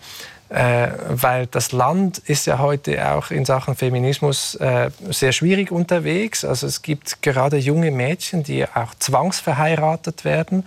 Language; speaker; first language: German; native; German